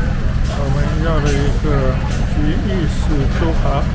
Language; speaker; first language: Chinese; native; Chinese